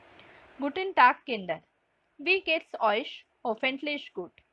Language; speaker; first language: German; non-native, fluent; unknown